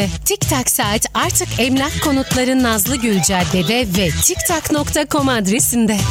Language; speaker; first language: Turkish; native; Turkish